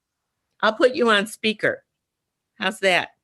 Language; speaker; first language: English; native; English